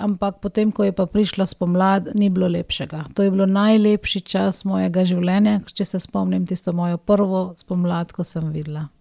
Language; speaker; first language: Slovenian; non-native, fluent; Hindi